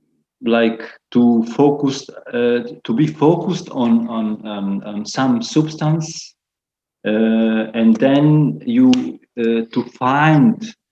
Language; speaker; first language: English; non-native, fluent; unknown